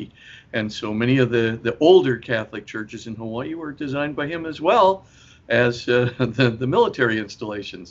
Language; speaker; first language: English; native; English